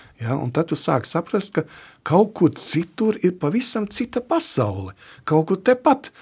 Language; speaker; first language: Latvian; native; Latvian